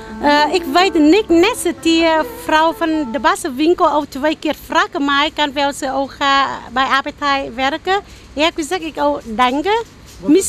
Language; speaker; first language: Dutch; non-native, learner; Vietnamese